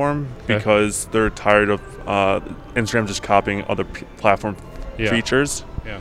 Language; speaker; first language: English; early bilingual, other home language; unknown